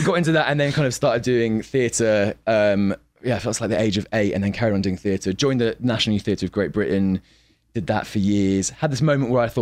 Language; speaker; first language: English; native; English